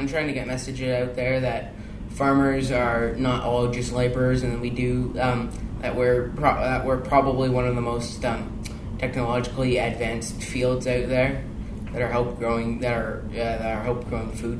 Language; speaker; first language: English; native; English